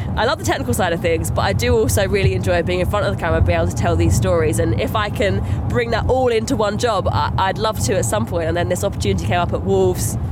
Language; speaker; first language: English; native; English